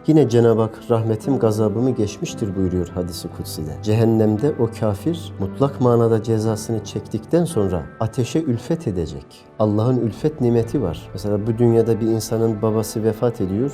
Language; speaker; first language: Turkish; native; Turkish